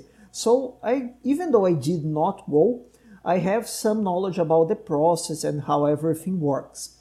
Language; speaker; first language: English; non-native, fluent; Portuguese